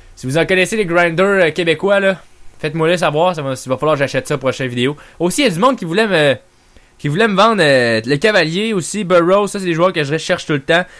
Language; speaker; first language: French; native; French